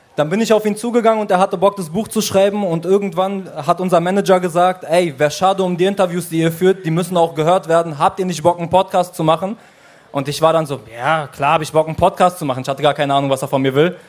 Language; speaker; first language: German; early bilingual, other home language; Arabic